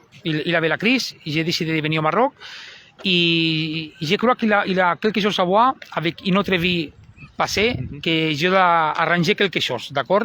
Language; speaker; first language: French; non-native, learner; Spanish